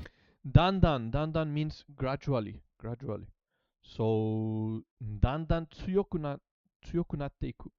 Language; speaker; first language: Japanese; non-native, learner; English